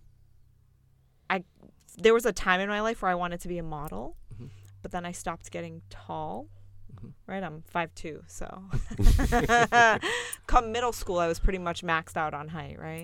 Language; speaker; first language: English; native; English